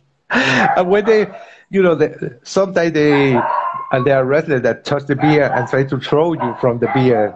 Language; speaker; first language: English; non-native, fluent; Spanish